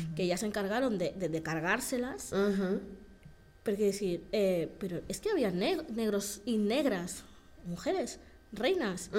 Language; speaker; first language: Spanish; native; Spanish